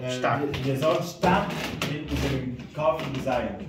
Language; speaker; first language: German; non-native, fluent; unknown